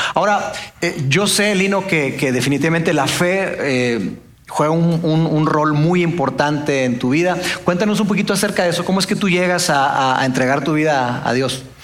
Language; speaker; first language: Spanish; native; Spanish